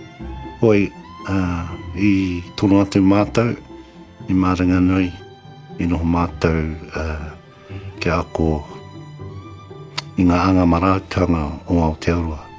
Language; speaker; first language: Māori; non-native, local second language; English